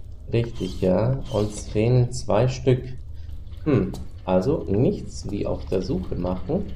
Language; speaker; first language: German; native; German